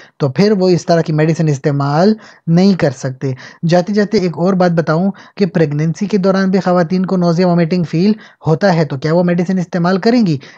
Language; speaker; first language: Hindi; native; Hindi